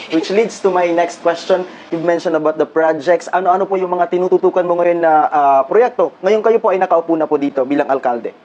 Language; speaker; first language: Filipino; native; Filipino